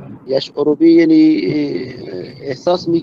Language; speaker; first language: Arabic; non-native, learner; Persian